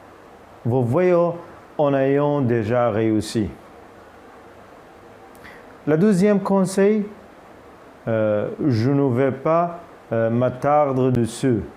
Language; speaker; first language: French; non-native, fluent; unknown